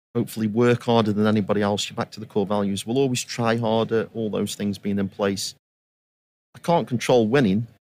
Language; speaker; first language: English; native; English